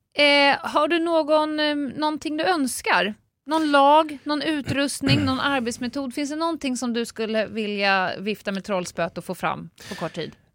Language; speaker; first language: Swedish; native; Swedish